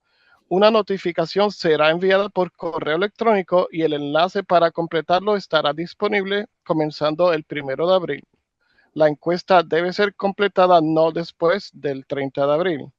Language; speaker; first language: Spanish; native; Spanish